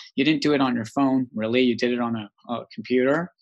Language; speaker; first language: English; native; English